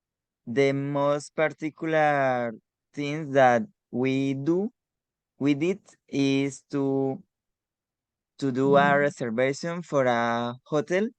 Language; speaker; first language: English; non-native, learner; Spanish